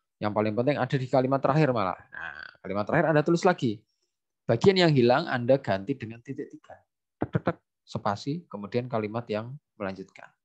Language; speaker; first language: Indonesian; native; Indonesian